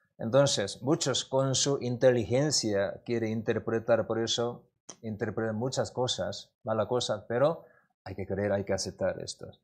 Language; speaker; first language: Spanish; non-native, learner; Korean